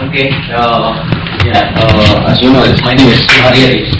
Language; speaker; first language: English; non-native, learner; Indonesian